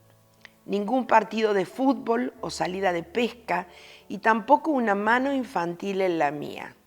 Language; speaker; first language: Spanish; native; Spanish